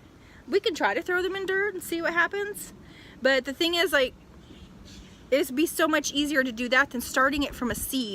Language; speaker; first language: English; native; English